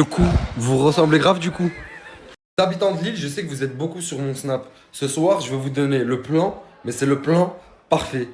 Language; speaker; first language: French; native; French